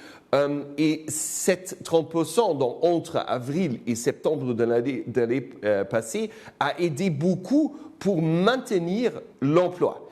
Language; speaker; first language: French; non-native, fluent; German